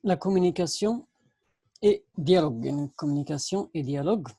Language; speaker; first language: French; non-native, local second language; Arabic